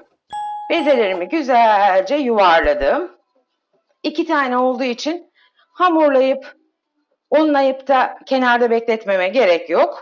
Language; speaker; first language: Turkish; native; Turkish